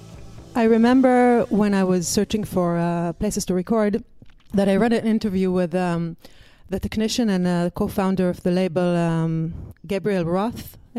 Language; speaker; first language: English; non-native, fluent; Hebrew